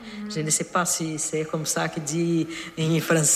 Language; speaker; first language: French; non-native, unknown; Portuguese